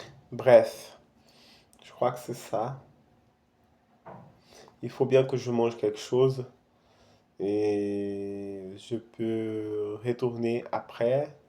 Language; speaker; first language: French; non-native, fluent; Portuguese